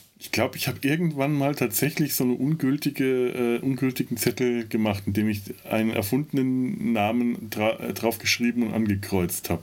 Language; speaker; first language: German; native; German